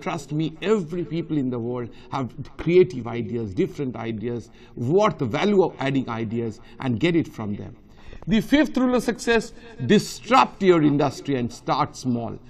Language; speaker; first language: English; non-native, local second language; Bangla